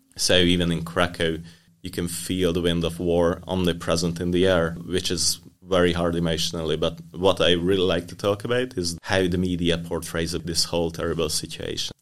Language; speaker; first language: English; non-native, fluent; Hungarian